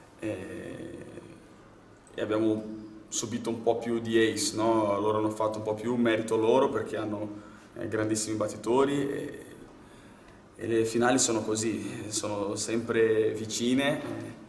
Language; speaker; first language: Italian; non-native, fluent; Portuguese